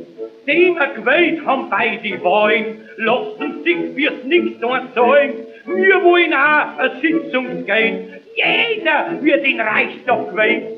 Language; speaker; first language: German; native; German